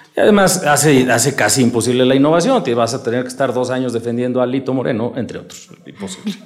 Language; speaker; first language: Spanish; native; Spanish